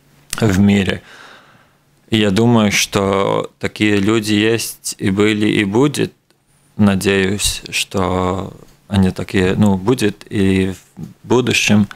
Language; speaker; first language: Russian; non-native, local second language; Latvian